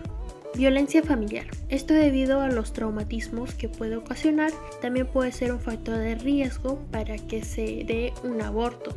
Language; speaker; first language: Spanish; native; Spanish